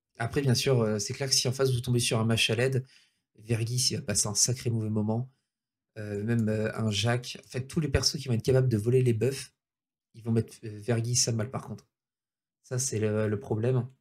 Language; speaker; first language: French; native; French